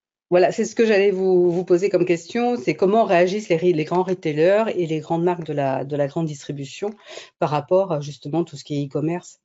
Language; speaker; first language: French; native; French